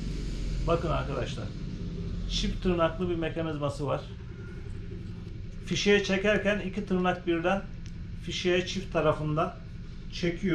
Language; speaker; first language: Turkish; native; Turkish